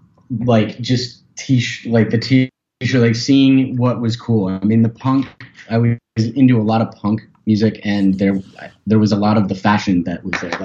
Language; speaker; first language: English; native; English